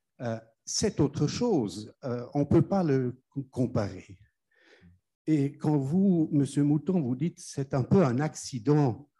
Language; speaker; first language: French; non-native, fluent; German